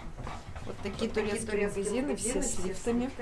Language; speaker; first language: Russian; native; Russian